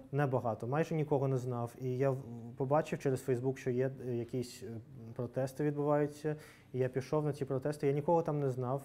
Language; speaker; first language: Ukrainian; non-native, local second language; Russian